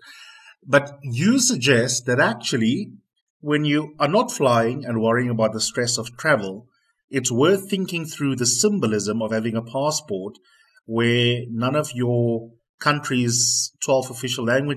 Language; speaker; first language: English; non-native, local second language; Afrikaans